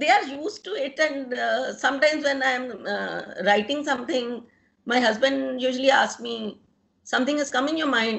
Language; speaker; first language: English; non-native, local second language; Punjabi